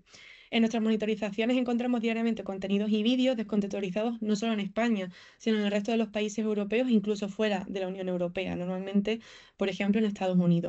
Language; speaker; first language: Spanish; native; Spanish